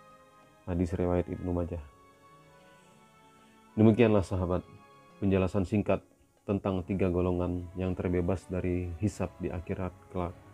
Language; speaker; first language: Indonesian; native; Indonesian